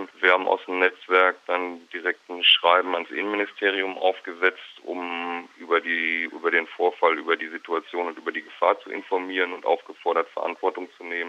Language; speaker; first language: German; native; German